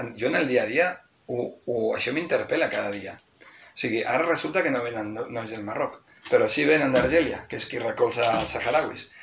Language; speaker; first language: Catalan; non-native, local second language; Spanish